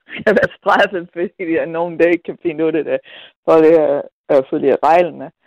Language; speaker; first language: Danish; non-native, fluent; English